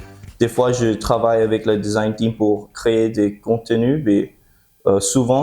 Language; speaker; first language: French; early bilingual, heritage; French